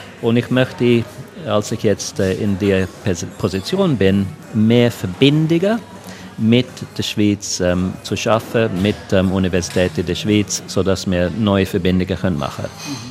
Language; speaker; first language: German; non-native, local second language; English